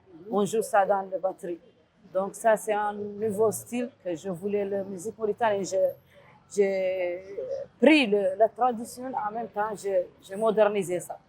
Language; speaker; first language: French; non-native, learner; Arabic